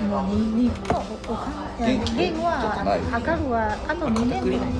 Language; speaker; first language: Japanese; non-native, fluent; Chinese